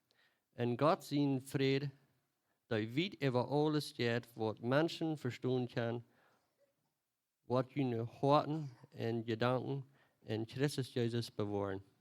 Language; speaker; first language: German; non-native, learner; Plautdietsch